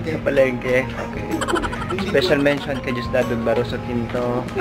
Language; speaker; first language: Filipino; native; Filipino